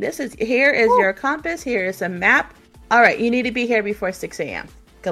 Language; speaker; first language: English; native; English